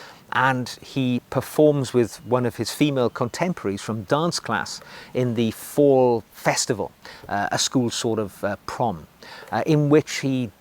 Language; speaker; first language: English; native; English